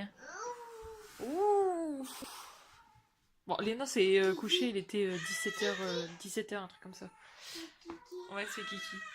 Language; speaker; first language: French; native; French